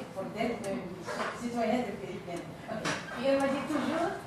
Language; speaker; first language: French; non-native, fluent; Filipino